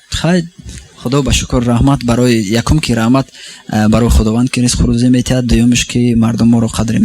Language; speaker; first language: Persian; non-native, local second language; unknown